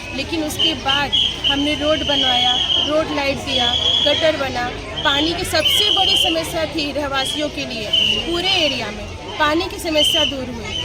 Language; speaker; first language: Hindi; native; Hindi